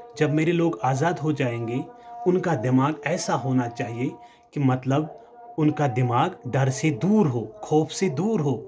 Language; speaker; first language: Hindi; non-native, local second language; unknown